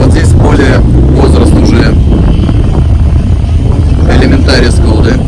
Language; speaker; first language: Russian; native; Russian